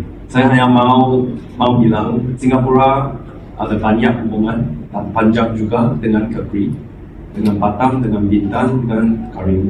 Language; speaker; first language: Indonesian; non-native, fluent; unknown